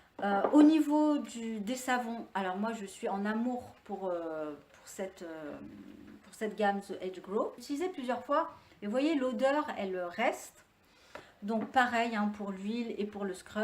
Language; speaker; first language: French; native; French